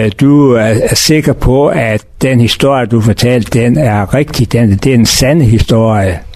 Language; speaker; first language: Danish; native; Danish